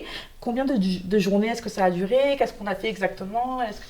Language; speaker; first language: French; native; French